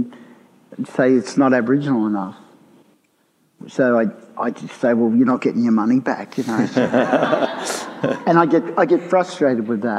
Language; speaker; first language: English; native; English